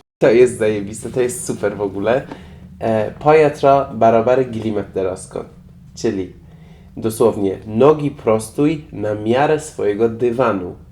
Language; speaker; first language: Polish; non-native, fluent; Persian